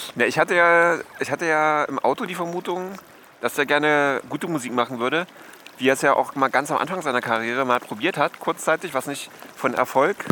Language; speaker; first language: German; native; German